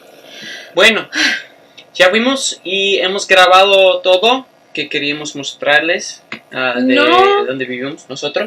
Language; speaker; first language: Spanish; non-native, fluent; English